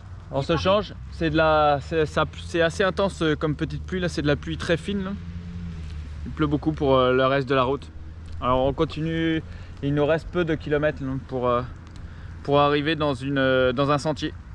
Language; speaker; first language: French; native; French